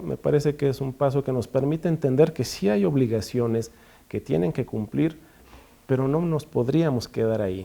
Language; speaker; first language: Spanish; native; Spanish